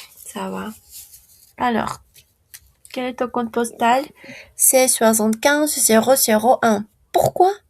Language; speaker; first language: French; non-native, fluent; Spanish